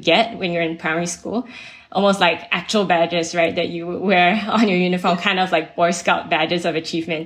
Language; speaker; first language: English; native; English